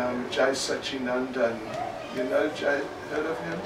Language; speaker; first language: English; native; English